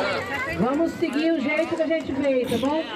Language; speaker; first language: Portuguese; native; Portuguese